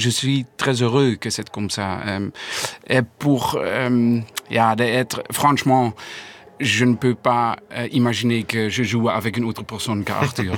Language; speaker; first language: French; non-native, learner; Dutch